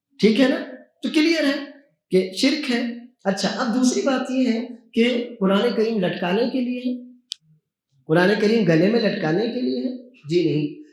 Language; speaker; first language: Urdu; native; Urdu